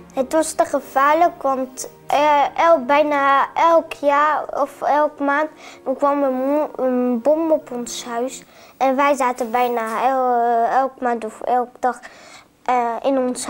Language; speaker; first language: Dutch; early bilingual, other home language; Arabic